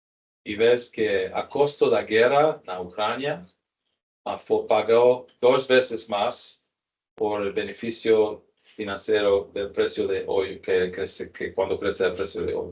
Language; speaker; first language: Spanish; non-native, learner; English